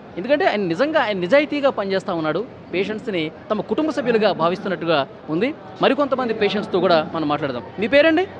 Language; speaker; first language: Telugu; native; Telugu